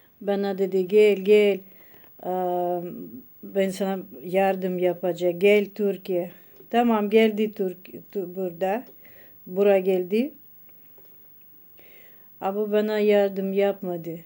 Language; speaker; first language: Turkish; non-native, learner; Russian